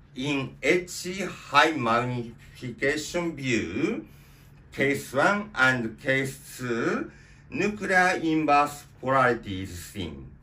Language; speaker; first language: English; non-native, learner; Japanese